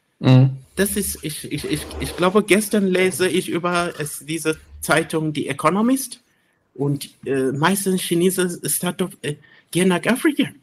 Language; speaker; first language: German; non-native, learner; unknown